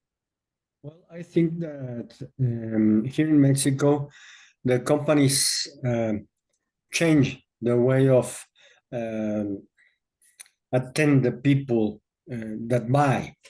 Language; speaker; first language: English; non-native, learner; Spanish